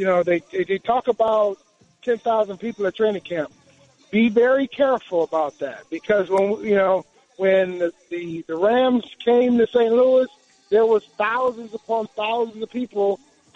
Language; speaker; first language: English; native; English